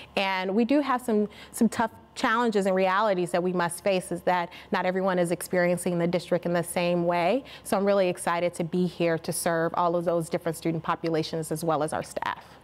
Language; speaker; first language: English; native; English